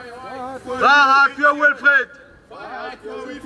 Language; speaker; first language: German; non-native, fluent; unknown